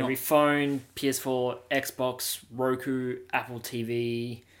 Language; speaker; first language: English; native; English